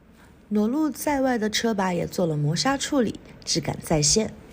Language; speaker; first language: Chinese; native; Chinese